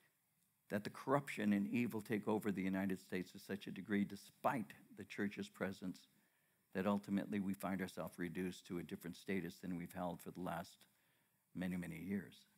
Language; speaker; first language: English; native; English